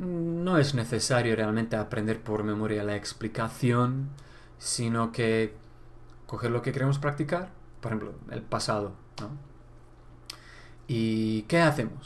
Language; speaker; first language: Spanish; non-native, fluent; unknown